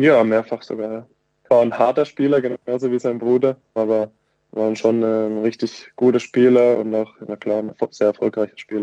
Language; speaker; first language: German; native; German